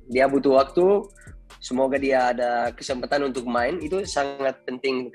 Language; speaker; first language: Indonesian; non-native, fluent; Dutch